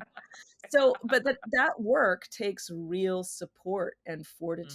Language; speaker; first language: English; native; English